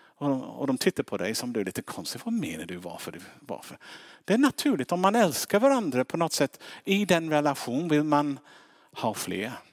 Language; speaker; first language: Swedish; non-native, fluent; English